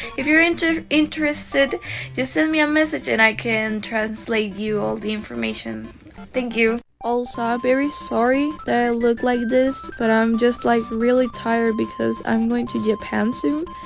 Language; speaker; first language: English; non-native, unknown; Spanish